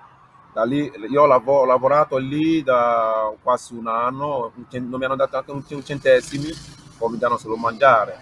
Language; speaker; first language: Italian; non-native, learner; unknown